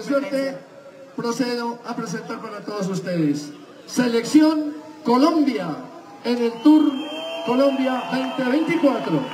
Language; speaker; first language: Spanish; native; Spanish